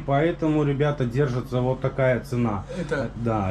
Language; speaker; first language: Russian; native; Russian